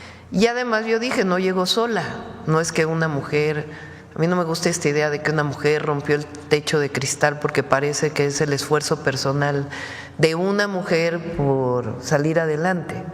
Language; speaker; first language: Spanish; native; Spanish